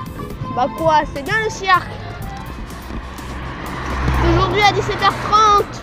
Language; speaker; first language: French; native; French